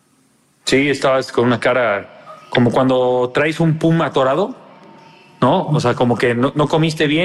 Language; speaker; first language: Spanish; native; Spanish